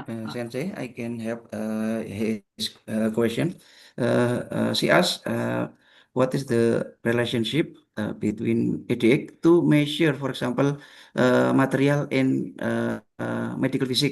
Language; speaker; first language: English; non-native, learner; Indonesian